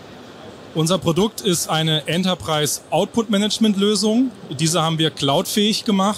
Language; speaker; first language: German; native; German